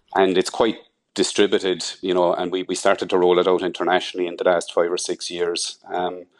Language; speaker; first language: English; native; English